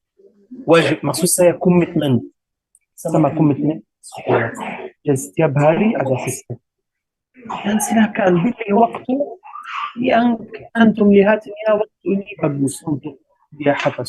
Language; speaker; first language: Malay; non-native, learner; Arabic